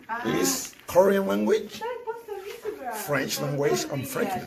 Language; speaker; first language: English; non-native, learner; French